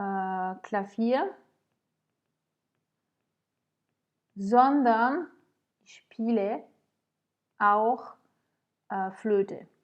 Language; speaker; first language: German; non-native, fluent; French